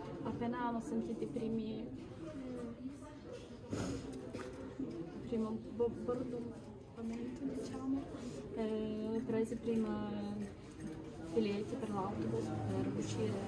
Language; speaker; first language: Italian; non-native, fluent; Ukrainian